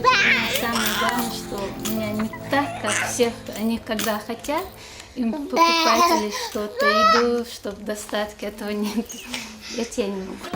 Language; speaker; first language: Russian; non-native, local second language; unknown